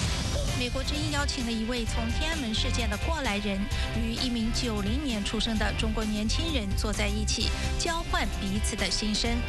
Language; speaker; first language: Chinese; native; Chinese